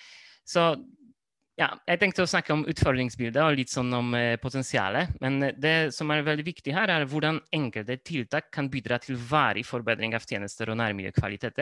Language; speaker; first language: Norwegian; non-native, fluent; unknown